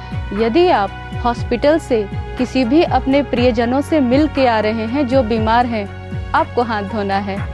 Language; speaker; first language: Hindi; native; Hindi